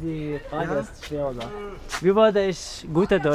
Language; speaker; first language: German; non-native, learner; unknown